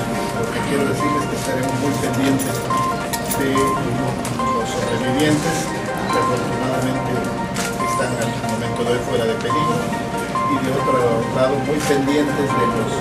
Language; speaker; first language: Spanish; native; Spanish